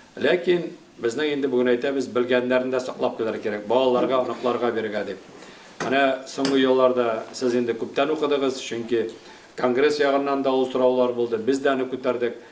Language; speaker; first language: Tatar; native; Tatar